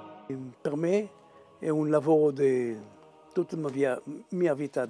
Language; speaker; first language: Italian; non-native, fluent; Hebrew